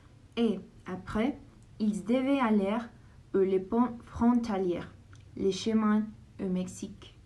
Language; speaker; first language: French; non-native, learner; Spanish